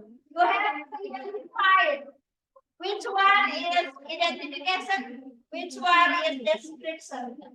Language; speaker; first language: English; non-native, learner; Indonesian